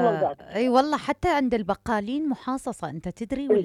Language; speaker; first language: Arabic; native; Arabic